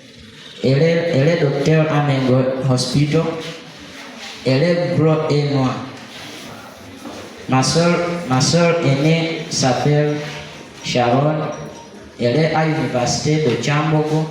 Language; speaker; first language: French; non-native, learner; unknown